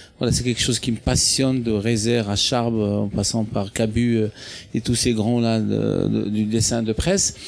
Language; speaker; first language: French; non-native, local second language; Arabic